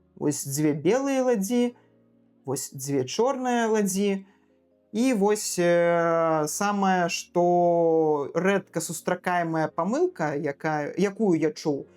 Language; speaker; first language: Belarusian; non-native, local second language; Russian